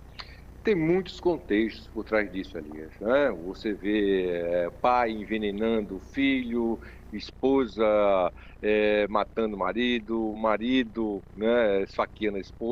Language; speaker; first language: Portuguese; native; Portuguese